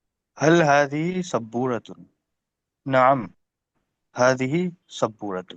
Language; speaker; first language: Arabic; non-native, learner; Urdu